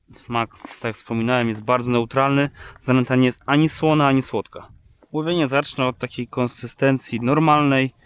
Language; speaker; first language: Polish; native; Polish